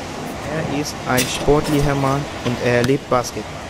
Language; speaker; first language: German; non-native, learner; Turkish